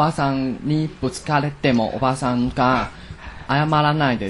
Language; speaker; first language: Japanese; non-native, learner; Chinese